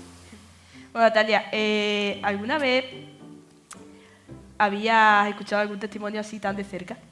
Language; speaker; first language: Spanish; native; Spanish